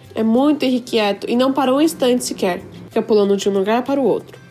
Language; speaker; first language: Portuguese; early bilingual, other home language; Japanese